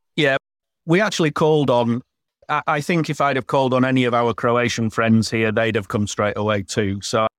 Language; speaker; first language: English; native; English